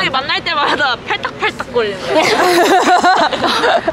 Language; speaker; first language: Korean; native; Korean